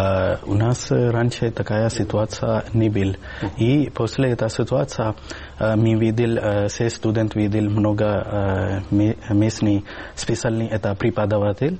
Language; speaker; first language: Russian; non-native, learner; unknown